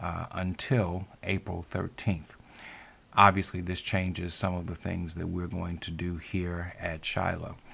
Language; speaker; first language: English; native; English